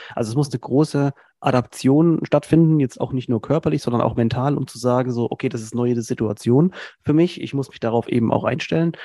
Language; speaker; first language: German; native; German